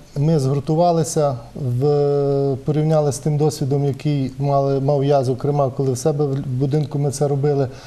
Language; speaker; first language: Ukrainian; native; Ukrainian